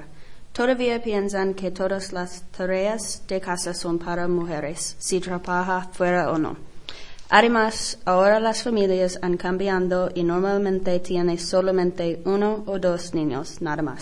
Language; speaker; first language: Spanish; non-native, learner; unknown